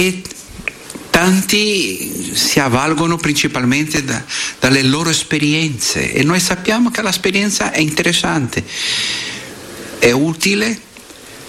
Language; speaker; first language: Italian; non-native, fluent; Portuguese